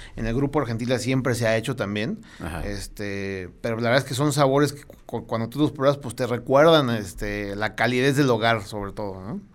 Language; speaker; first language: Spanish; native; Spanish